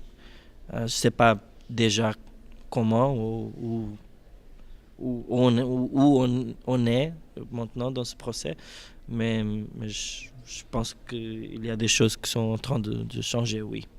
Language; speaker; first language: French; non-native, fluent; Portuguese